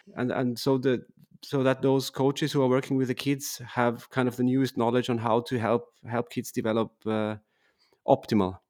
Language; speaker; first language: English; non-native, fluent; German